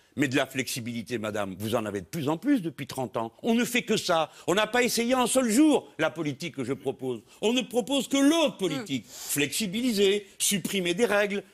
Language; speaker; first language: French; native; French